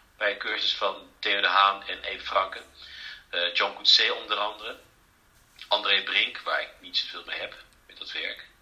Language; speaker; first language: Dutch; native; Dutch